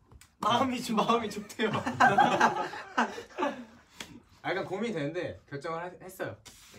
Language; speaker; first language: Korean; native; Korean